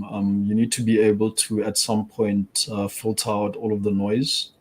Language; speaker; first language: English; non-native, local second language; Tswana